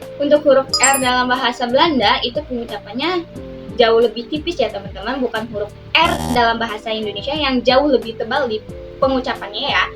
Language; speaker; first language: Indonesian; native; Indonesian